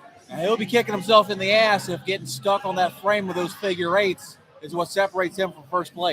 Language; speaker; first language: English; native; English